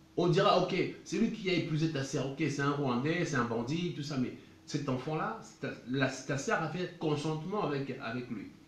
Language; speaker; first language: French; non-native, local second language; Lingala